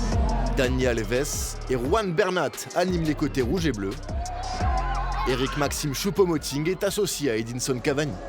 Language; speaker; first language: French; native; French